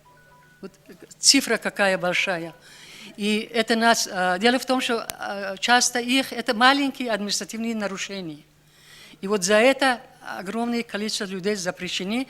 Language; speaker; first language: Russian; non-native, local second language; Tajik